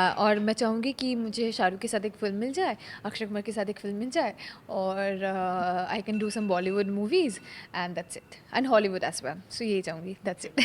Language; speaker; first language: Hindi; non-native, local second language; Bangla